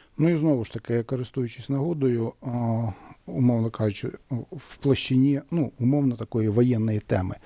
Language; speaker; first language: Ukrainian; native; Ukrainian